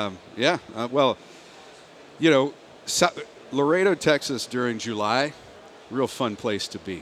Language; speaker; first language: English; native; English